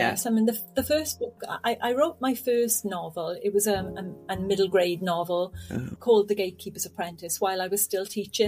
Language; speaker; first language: English; native; English